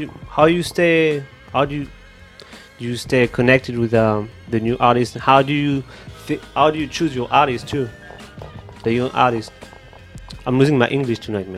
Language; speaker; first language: English; non-native, fluent; French